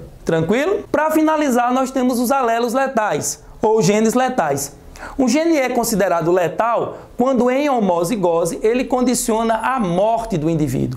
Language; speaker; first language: Portuguese; native; Portuguese